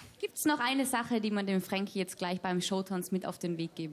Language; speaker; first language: German; native; German